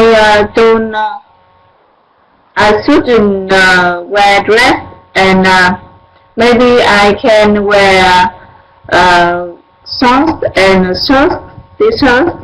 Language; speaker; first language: English; non-native, learner; Vietnamese